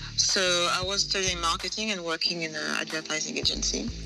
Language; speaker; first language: English; non-native, fluent; French